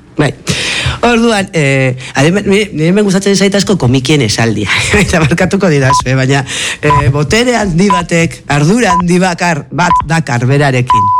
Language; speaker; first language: Basque; non-native, local second language; Spanish